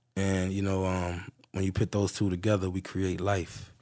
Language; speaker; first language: English; native; English